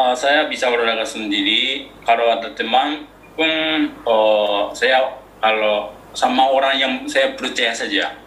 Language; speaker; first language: Indonesian; non-native, fluent; Japanese